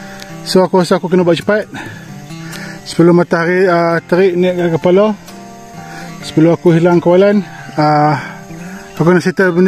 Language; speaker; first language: Malay; native; Malay